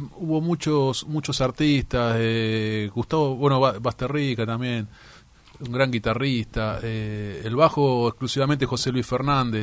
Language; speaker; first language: Spanish; native; Spanish